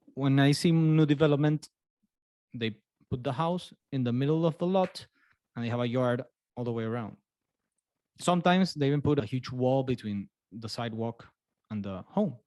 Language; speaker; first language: English; non-native, fluent; Spanish